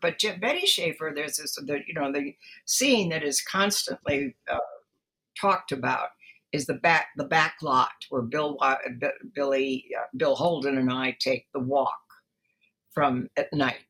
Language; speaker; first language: English; native; English